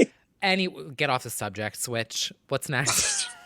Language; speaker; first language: English; native; English